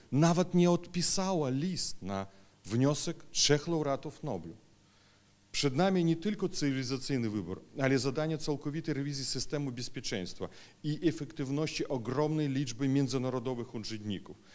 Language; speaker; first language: Polish; non-native, fluent; Russian